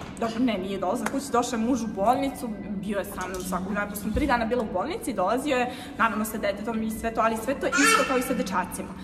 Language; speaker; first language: Serbian; non-native, fluent; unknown